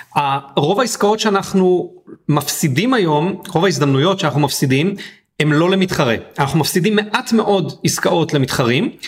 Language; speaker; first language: Hebrew; native; Hebrew